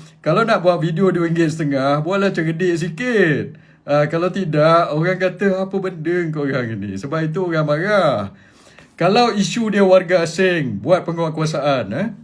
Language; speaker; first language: Malay; native; Malay